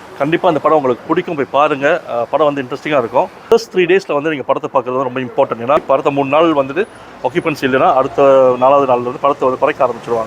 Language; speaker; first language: Tamil; native; Tamil